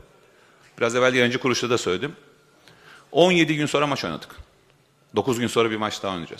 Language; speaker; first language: Turkish; native; Turkish